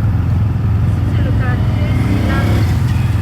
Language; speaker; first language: French; non-native, local second language; Malagasy